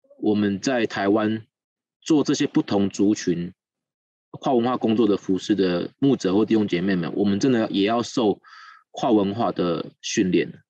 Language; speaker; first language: Chinese; native; Chinese